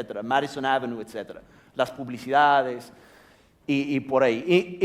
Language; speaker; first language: Spanish; non-native, fluent; English